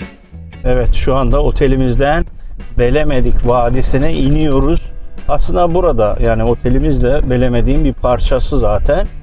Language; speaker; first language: Turkish; native; Turkish